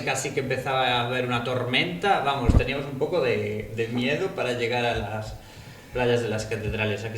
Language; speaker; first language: Spanish; native; Spanish